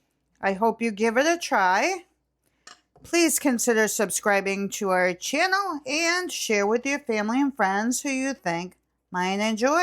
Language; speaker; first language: English; native; English